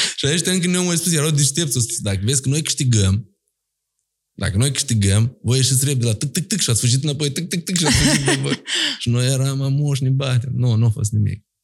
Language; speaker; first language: Romanian; native; Romanian